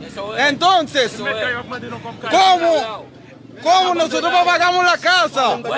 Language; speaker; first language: Spanish; non-native, learner; Haitian Creole